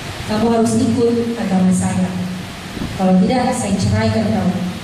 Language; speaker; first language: Indonesian; non-native, fluent; Malay